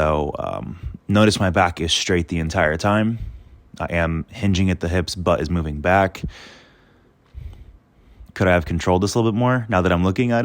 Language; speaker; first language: English; native; English